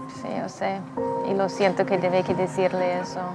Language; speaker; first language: Spanish; non-native, fluent; English